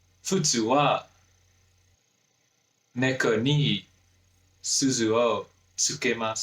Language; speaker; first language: Japanese; non-native, learner; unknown